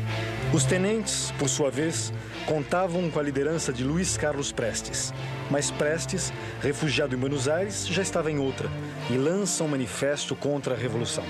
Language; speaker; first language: Portuguese; native; Portuguese